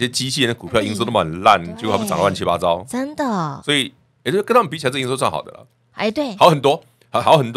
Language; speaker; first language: Chinese; native; Chinese